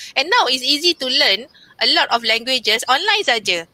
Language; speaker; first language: English; non-native, local second language; Malay